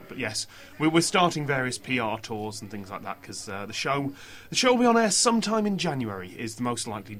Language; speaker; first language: English; native; English